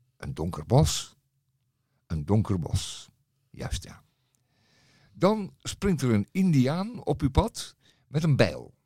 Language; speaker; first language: Dutch; native; Dutch